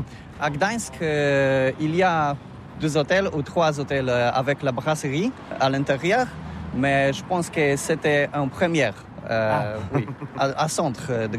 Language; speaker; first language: French; non-native, learner; Polish